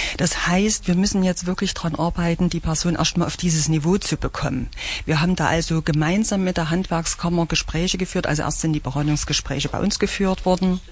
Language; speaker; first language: German; native; German